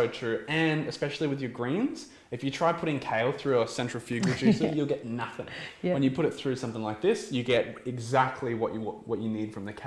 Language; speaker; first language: English; native; English